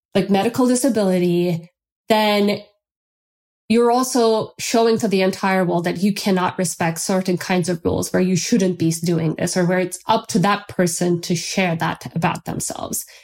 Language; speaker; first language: English; non-native, fluent; Turkish